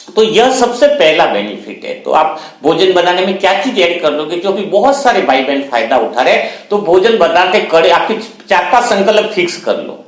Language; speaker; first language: Hindi; non-native, local second language; Gujarati